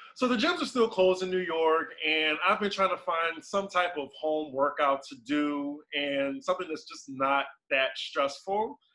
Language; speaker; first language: English; native; English